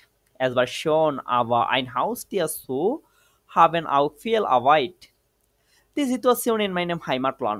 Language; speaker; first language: German; non-native, fluent; Bangla